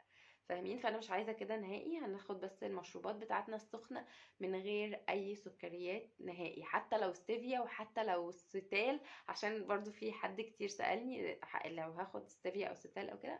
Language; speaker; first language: Arabic; native; Arabic